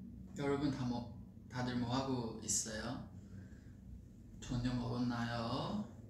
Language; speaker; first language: Korean; non-native, fluent; Chinese